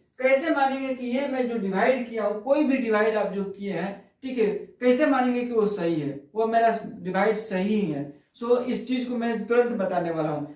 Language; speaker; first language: Hindi; native; Hindi